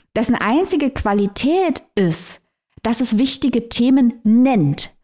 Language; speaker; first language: German; native; German